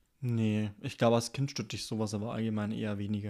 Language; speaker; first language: German; native; German